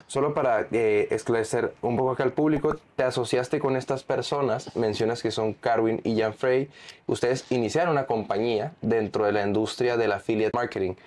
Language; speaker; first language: Spanish; native; Spanish